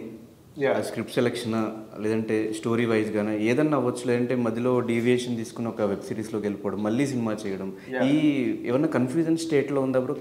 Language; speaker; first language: Telugu; native; Telugu